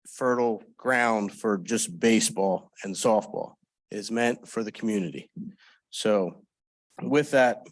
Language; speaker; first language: English; native; English